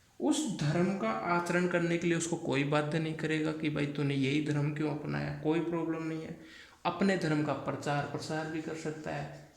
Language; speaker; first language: Hindi; native; Hindi